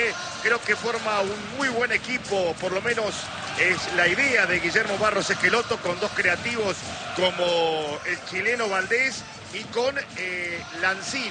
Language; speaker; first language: Spanish; native; Spanish